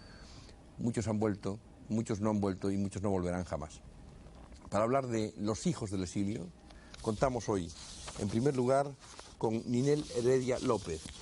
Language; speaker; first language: Spanish; native; Spanish